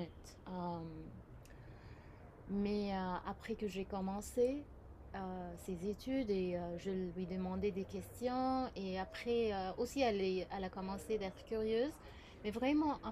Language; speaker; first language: French; non-native, fluent; Arabic